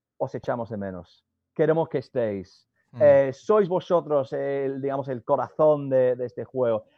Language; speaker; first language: Spanish; non-native, fluent; English